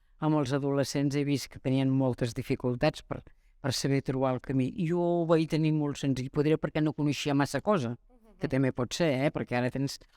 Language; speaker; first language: Catalan; native; Catalan